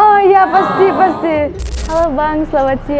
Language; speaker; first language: Indonesian; non-native, fluent; German